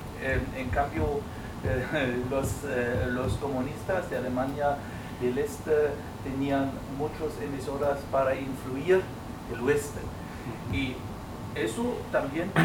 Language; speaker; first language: Spanish; non-native, fluent; German